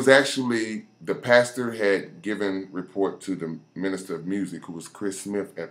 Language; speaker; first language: English; native; English